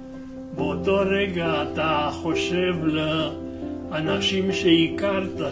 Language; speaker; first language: Hebrew; non-native, fluent; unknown